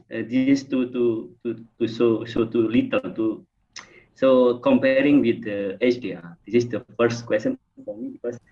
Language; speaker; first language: English; non-native, fluent; Indonesian